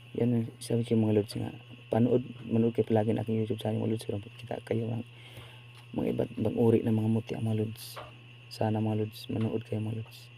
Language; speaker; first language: Filipino; non-native, local second language; Cebuano